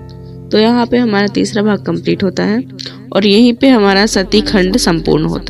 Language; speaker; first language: Hindi; native; Hindi